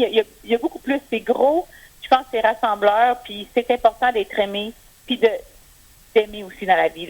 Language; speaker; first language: French; native; French